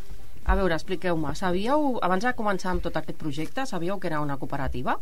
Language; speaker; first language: Catalan; native; Catalan